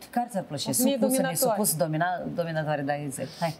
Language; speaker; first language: Romanian; native; Romanian